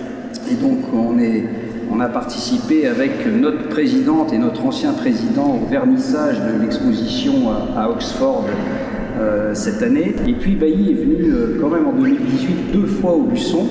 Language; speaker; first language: French; native; French